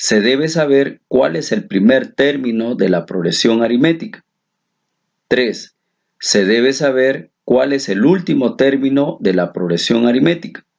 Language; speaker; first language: Spanish; native; Spanish